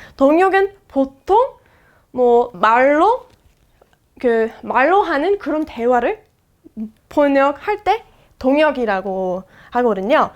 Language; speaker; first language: Korean; non-native, fluent; English